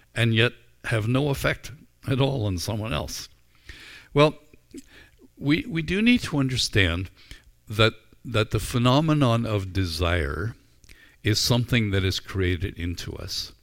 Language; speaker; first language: English; native; English